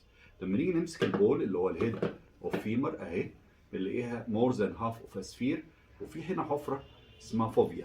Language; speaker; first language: Arabic; native; Arabic